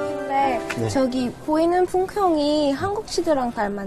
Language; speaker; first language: Korean; non-native, fluent; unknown